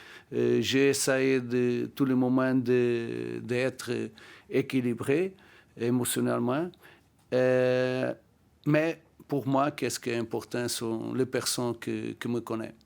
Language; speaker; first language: French; non-native, learner; Portuguese